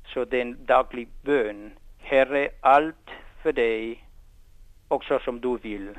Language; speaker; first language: Swedish; non-native, fluent; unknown